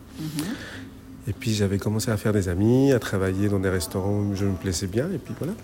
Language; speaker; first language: French; non-native, fluent; Spanish